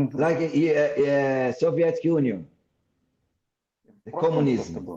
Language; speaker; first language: English; non-native, fluent; Portuguese